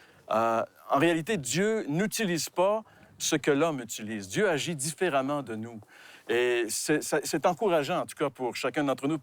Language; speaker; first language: French; native; French